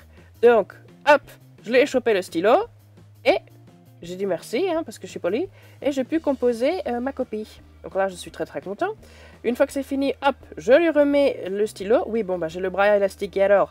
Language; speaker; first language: French; native; French